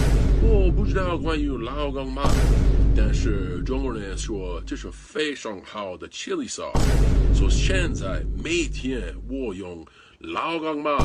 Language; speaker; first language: Chinese; non-native, learner; English